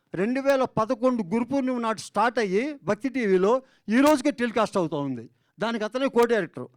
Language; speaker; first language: Telugu; native; Telugu